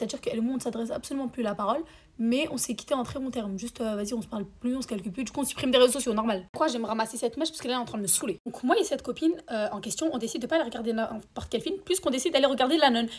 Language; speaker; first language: French; native; French